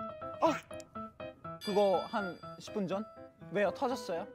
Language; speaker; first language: Korean; native; Korean